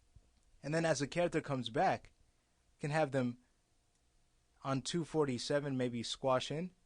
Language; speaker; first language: English; native; English